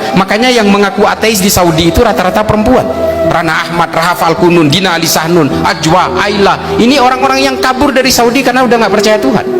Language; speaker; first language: Indonesian; non-native, local second language; Madurese